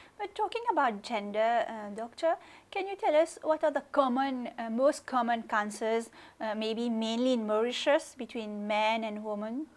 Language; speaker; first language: English; non-native, local second language; Morisyen